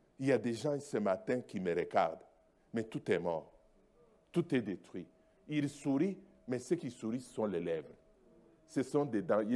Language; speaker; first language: French; non-native, local second language; Luba-Lulua